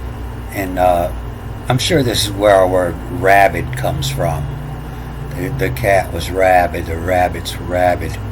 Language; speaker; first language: English; native; English